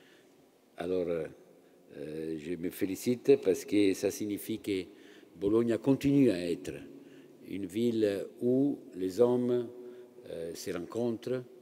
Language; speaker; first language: French; non-native, fluent; Italian